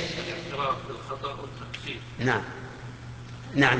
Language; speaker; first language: Arabic; native; Arabic